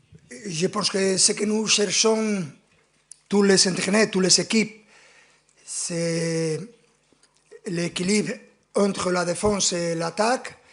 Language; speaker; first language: French; non-native, fluent; Spanish